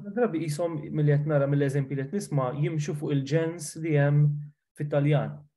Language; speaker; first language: Maltese; native; Maltese